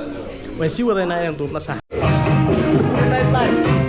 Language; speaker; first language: Swedish; non-native, learner; Somali